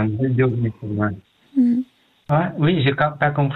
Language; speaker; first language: French; non-native, learner; Pashto